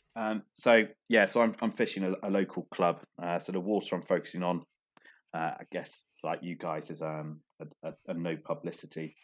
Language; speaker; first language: English; native; English